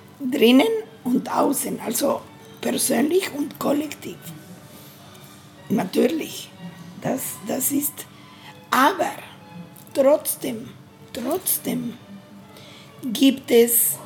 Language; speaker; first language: German; non-native, learner; Spanish